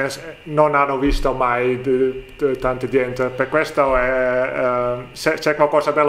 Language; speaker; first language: Italian; non-native, learner; Dutch